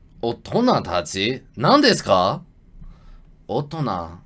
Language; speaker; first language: Japanese; non-native, learner; English